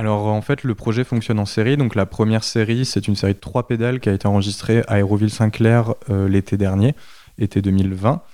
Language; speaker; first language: French; native; French